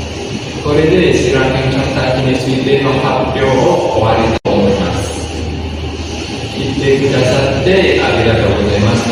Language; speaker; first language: Japanese; non-native, learner; Indonesian